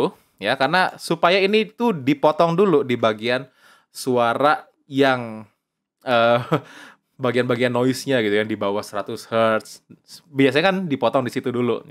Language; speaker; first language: Indonesian; native; Indonesian